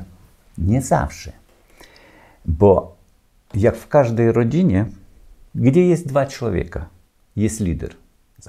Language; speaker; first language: Polish; non-native, learner; Ukrainian